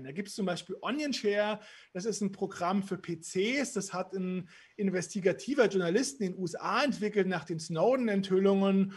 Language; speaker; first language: German; native; German